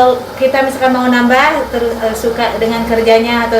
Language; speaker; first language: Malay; non-native, local second language; Sundanese